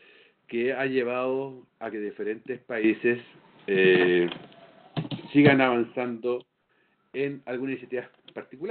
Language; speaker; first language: Spanish; native; Spanish